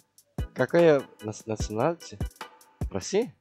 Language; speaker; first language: Russian; non-native, learner; Indonesian